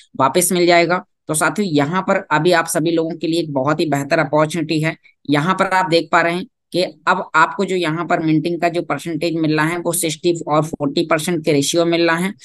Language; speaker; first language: Hindi; native; Hindi